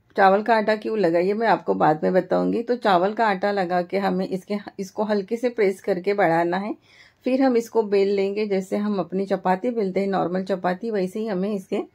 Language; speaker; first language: Hindi; non-native, local second language; Marathi